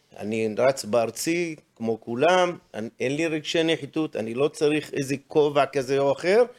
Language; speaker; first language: Hebrew; non-native, local second language; Arabic